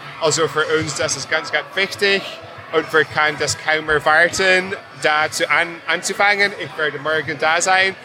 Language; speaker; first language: German; non-native, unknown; English